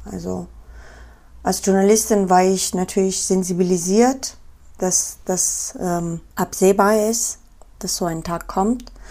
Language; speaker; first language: German; non-native, fluent; Pashto